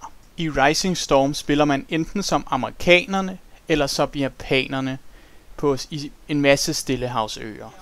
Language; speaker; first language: Danish; native; Danish